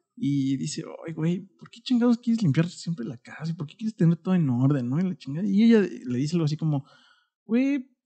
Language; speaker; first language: Spanish; native; Spanish